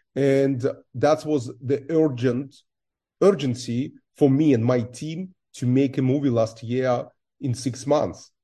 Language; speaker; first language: English; non-native, fluent; Russian